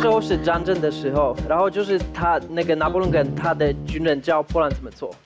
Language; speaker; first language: Chinese; non-native, fluent; Polish